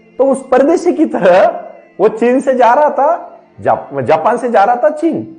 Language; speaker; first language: Hindi; non-native, local second language; Marathi